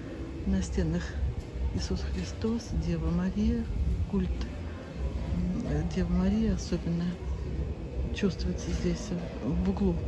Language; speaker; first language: Russian; native; Russian